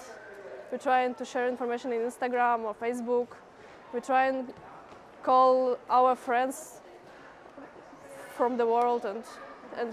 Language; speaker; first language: English; non-native, fluent; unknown